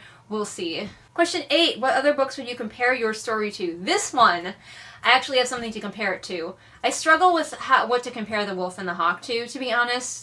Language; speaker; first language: English; native; English